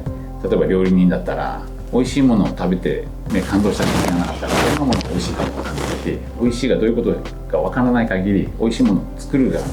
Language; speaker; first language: Japanese; native; Japanese